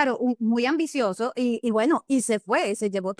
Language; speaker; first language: Spanish; native; Spanish